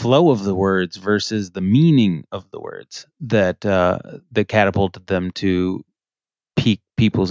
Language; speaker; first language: English; early bilingual, other home language; French